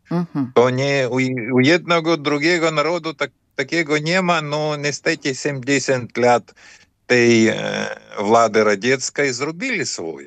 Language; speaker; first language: Polish; non-native, fluent; Ukrainian